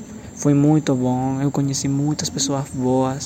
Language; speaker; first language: Portuguese; non-native, learner; Spanish